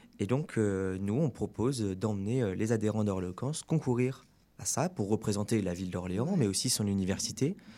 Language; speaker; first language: French; native; French